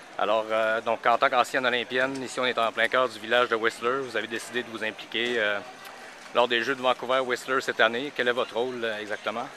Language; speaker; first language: French; native; French